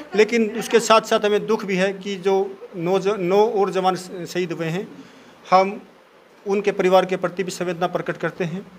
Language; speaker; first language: Hindi; native; Hindi